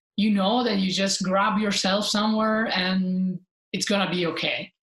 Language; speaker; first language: English; non-native, fluent; Italian